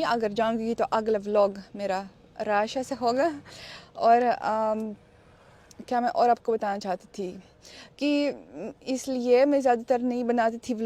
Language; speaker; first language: Hindi; non-native, fluent; Russian